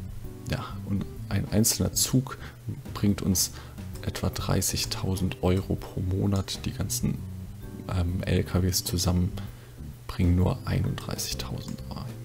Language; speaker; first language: German; native; German